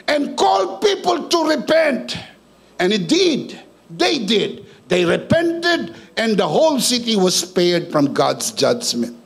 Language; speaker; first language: English; non-native, local second language; Filipino